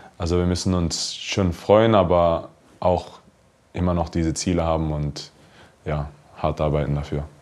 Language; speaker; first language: German; early bilingual, heritage; English